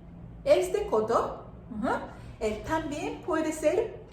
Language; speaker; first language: Spanish; non-native, fluent; Japanese